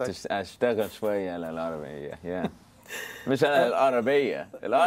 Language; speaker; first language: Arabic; early bilingual, heritage; English